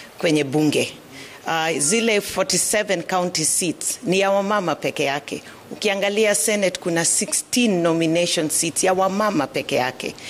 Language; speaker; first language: Swahili; non-native, local second language; Luo (Kenya and Tanzania)